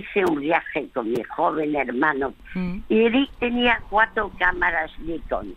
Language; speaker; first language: Spanish; early bilingual, other home language; French